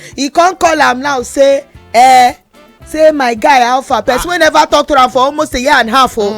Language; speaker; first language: Nigerian Pidgin; native; Nigerian Pidgin